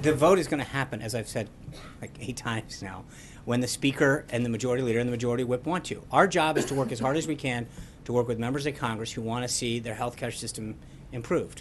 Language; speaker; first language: English; native; English